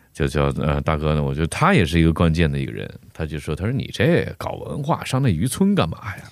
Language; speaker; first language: Chinese; native; Chinese